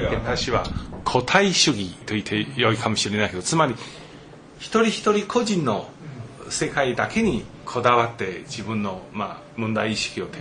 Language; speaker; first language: Japanese; non-native, fluent; Chinese